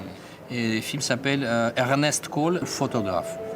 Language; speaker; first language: French; non-native, fluent; Russian